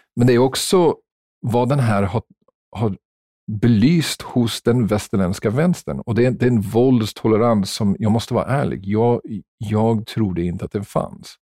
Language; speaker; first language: Swedish; non-native, fluent; English